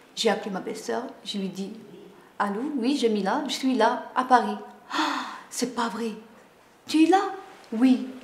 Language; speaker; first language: French; non-native, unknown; Arabic